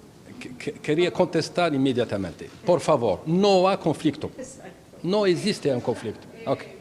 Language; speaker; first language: Spanish; non-native, learner; Arabic